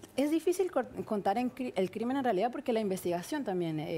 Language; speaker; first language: Spanish; native; Spanish